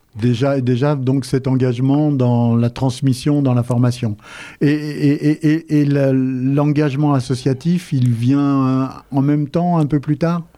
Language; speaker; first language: French; native; French